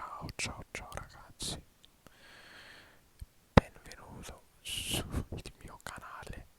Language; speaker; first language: Italian; early bilingual, heritage; English